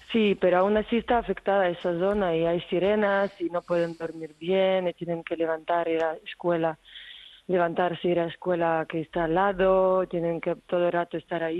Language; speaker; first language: Spanish; non-native, fluent; Ukrainian